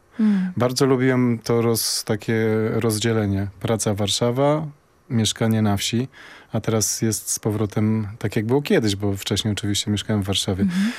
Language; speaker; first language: Polish; native; Polish